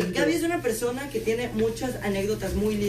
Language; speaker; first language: Spanish; native; Spanish